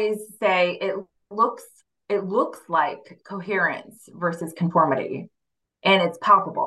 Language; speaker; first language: English; early bilingual, other home language; Spanish